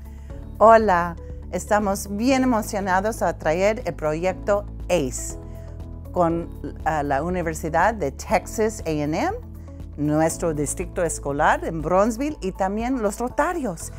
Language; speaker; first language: Spanish; early bilingual, heritage; Spanish